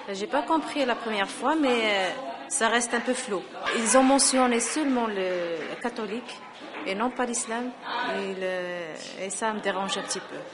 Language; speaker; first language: French; non-native, local second language; Arabic